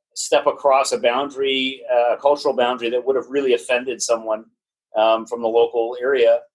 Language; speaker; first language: English; native; English